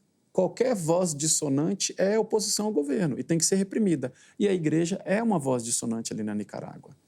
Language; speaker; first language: Portuguese; native; Portuguese